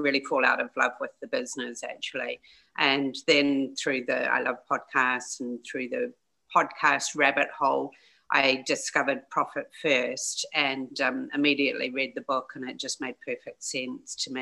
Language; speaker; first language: English; native; English